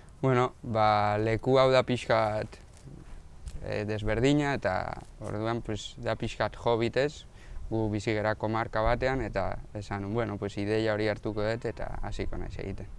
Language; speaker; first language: Basque; non-native, local second language; Spanish